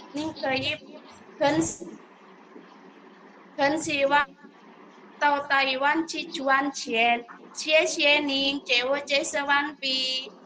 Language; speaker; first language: Chinese; non-native, learner; Indonesian